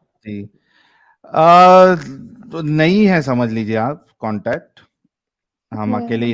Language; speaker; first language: Hindi; native; Hindi